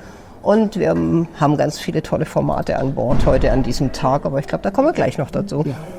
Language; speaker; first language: German; native; German